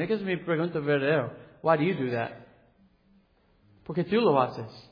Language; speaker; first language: Spanish; non-native, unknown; English